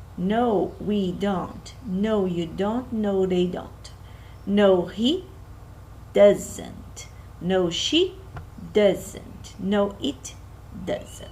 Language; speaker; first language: English; non-native, fluent; Portuguese